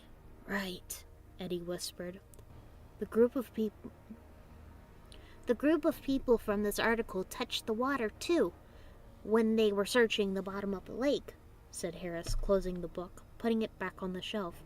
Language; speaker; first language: English; native; English